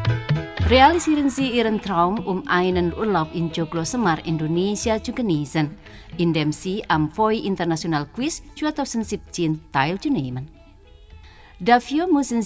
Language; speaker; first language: German; non-native, fluent; Indonesian